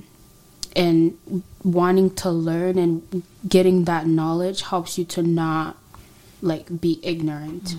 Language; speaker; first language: English; non-native, local second language; Swahili